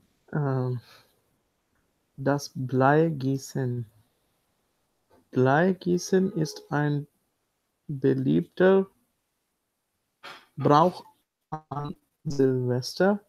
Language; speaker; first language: German; non-native, learner; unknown